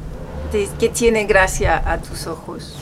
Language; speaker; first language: Spanish; non-native, fluent; French